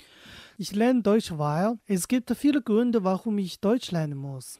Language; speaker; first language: German; non-native, fluent; Chinese